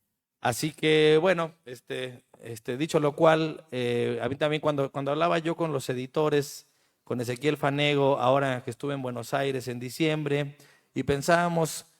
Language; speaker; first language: Spanish; native; Spanish